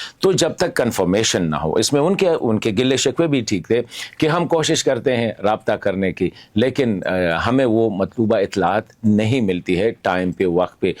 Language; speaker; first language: Urdu; non-native, local second language; Pashto